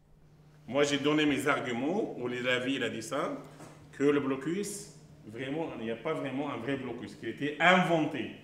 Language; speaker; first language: French; non-native, learner; Arabic